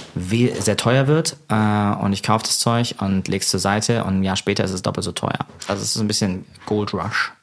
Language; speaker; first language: German; native; German